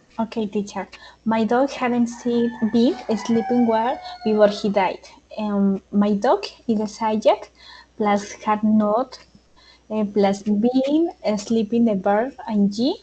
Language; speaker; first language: English; non-native, learner; Spanish